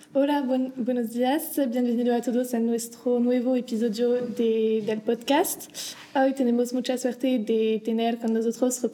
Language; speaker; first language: Spanish; non-native, learner; French